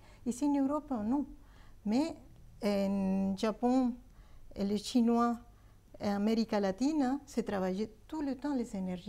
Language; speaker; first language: French; non-native, fluent; Spanish